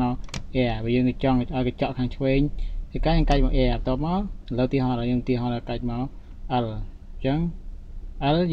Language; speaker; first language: Khmer; native; Khmer